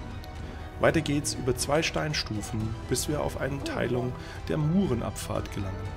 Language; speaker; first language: German; native; German